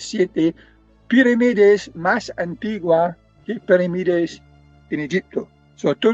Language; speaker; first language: Spanish; non-native, fluent; English